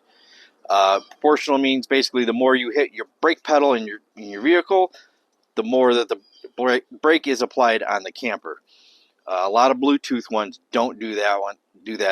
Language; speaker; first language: English; native; English